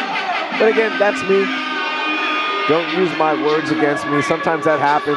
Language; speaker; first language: English; native; English